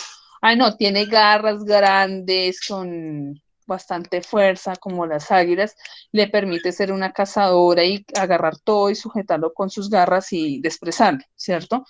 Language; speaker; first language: Spanish; native; Spanish